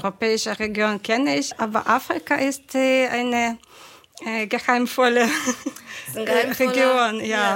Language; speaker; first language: German; non-native, fluent; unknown